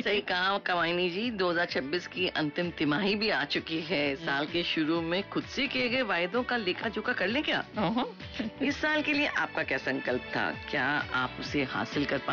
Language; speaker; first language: Hindi; native; Hindi